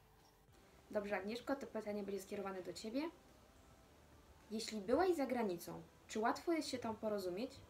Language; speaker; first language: Polish; native; Polish